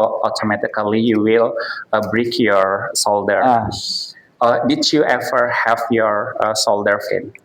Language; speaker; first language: English; non-native, fluent; Indonesian